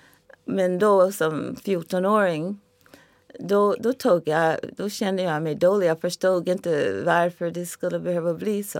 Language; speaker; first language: Swedish; non-native, fluent; English